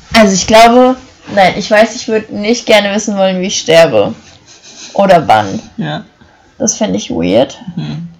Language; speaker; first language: German; native; German